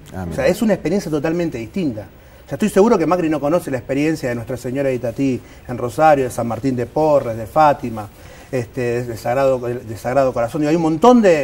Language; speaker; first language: Spanish; native; Spanish